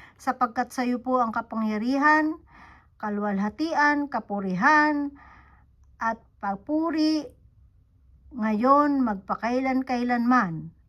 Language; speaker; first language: Filipino; native; Filipino